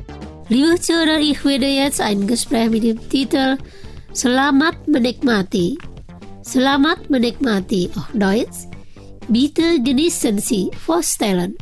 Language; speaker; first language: German; non-native, fluent; Indonesian